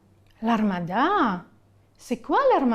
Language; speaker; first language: French; non-native, fluent; Ukrainian